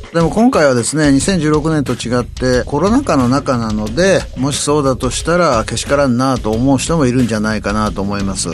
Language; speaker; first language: Japanese; native; Japanese